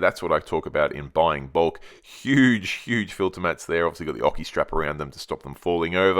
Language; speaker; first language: English; native; English